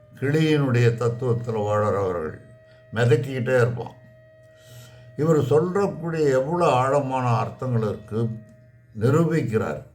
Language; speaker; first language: Tamil; native; Tamil